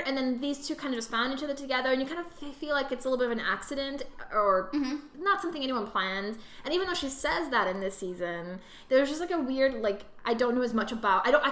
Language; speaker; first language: English; native; English